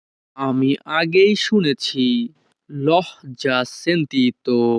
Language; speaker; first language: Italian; non-native, fluent; Bangla